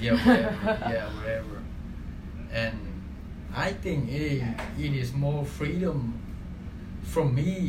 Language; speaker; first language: English; non-native, learner; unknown